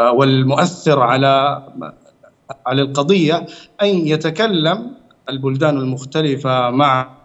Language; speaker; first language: Arabic; non-native, fluent; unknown